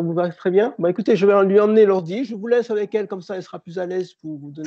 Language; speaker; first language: French; native; French